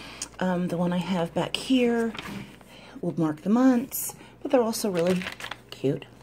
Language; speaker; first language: English; native; English